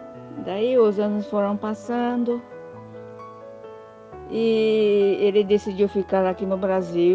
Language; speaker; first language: Portuguese; early bilingual, other home language; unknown